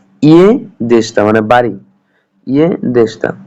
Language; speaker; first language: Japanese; non-native, learner; Bangla